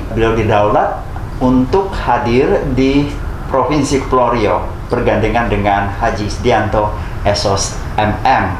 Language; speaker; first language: Indonesian; native; Indonesian